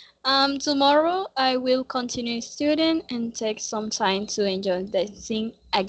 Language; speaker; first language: English; non-native, learner; Spanish